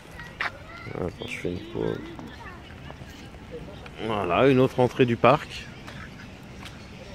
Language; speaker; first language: French; native; French